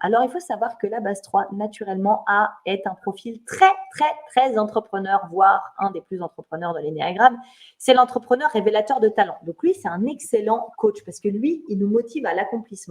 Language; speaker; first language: French; native; French